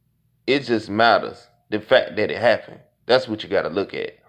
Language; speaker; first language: English; native; English